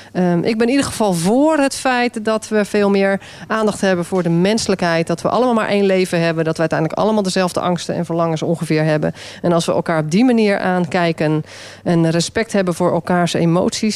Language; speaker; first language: Dutch; native; Dutch